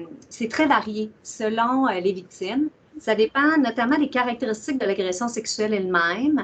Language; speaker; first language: French; native; French